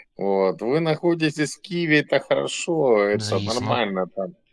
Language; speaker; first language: Ukrainian; native; Ukrainian